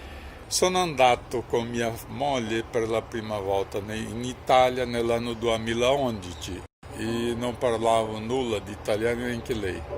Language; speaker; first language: Italian; non-native, learner; Portuguese